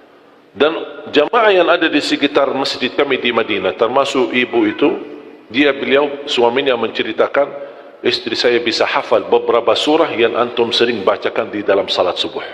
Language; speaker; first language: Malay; non-native, fluent; Arabic